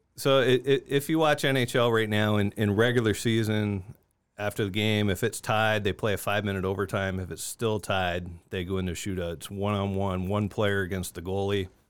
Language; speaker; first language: English; native; English